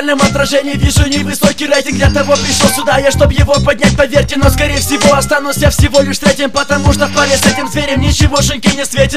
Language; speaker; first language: Russian; native; Russian